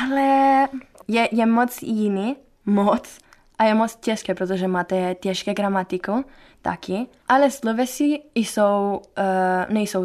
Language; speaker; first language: Czech; non-native, learner; Italian